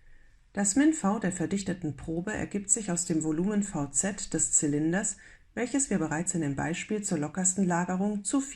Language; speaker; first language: German; native; German